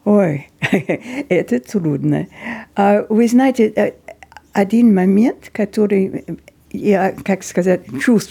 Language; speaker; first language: Russian; non-native, fluent; English